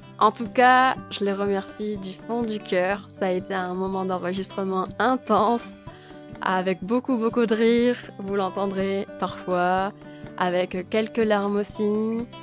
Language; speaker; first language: French; native; French